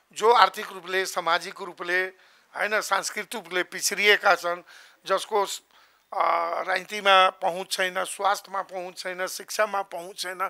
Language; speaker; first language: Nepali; non-native, local second language; Maithili